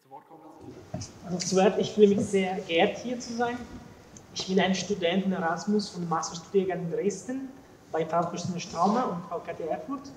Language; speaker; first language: German; non-native, learner; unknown